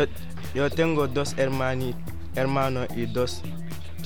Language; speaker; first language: Spanish; non-native, learner; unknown